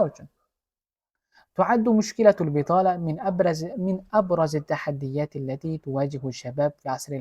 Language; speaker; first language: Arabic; non-native, fluent; Uzbek